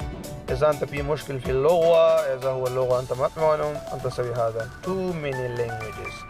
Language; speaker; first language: Arabic; non-native, learner; Pashto